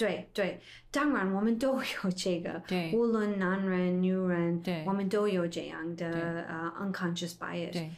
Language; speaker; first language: Chinese; non-native, fluent; English